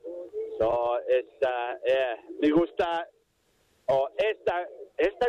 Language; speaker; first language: Spanish; non-native, learner; English